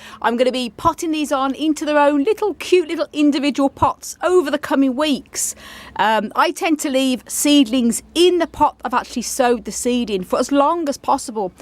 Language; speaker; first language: English; native; English